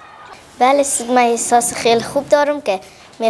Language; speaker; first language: Persian; native; Persian